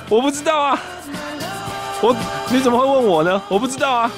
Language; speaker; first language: Chinese; native; Chinese